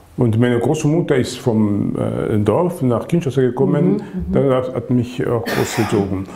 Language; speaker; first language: German; non-native, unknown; Lingala